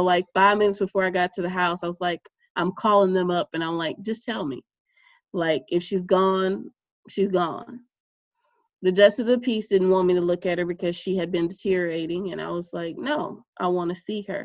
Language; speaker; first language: English; native; English